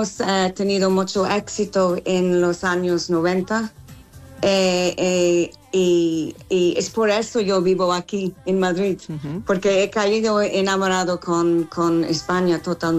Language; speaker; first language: Spanish; non-native, learner; English